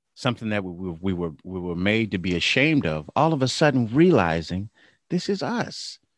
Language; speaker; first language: English; native; English